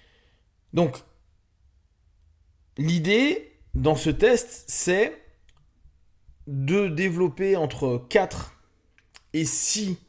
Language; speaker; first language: French; native; French